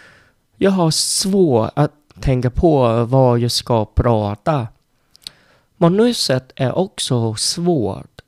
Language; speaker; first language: Swedish; non-native, learner; Vietnamese